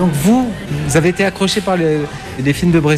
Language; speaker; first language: French; native; French